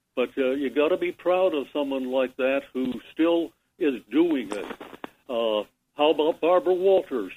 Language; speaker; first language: English; native; English